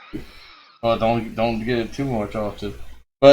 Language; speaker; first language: English; native; English